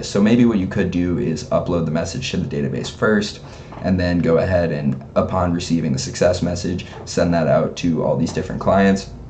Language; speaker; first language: English; native; English